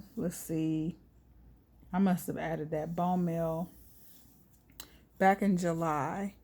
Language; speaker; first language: English; native; English